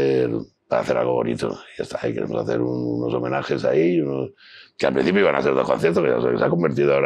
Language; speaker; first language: Spanish; native; Spanish